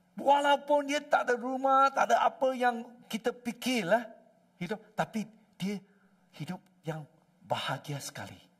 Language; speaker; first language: Malay; non-native, local second language; Chinese